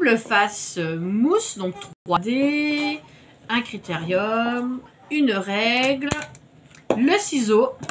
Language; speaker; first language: French; native; French